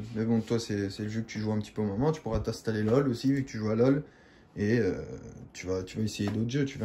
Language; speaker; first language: French; native; French